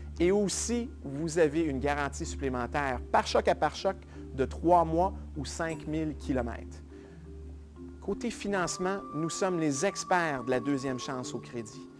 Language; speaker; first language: French; native; French